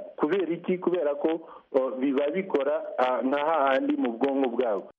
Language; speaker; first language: Kinyarwanda; native; Kinyarwanda